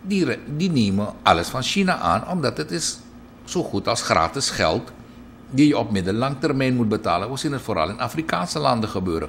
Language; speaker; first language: Dutch; native; Dutch